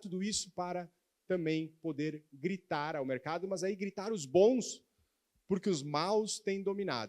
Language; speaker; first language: Portuguese; native; Portuguese